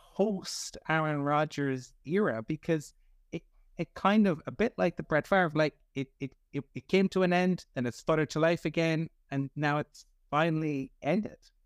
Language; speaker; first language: English; native; English